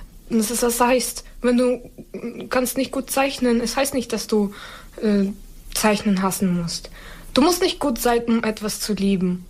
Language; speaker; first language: German; non-native, learner; Ukrainian